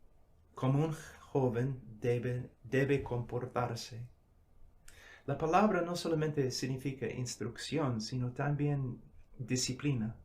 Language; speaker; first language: Spanish; non-native, fluent; English